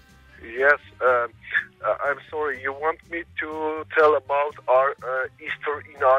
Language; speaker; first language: English; non-native, learner; Armenian